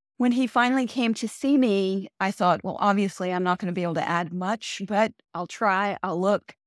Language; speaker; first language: English; early bilingual, other home language; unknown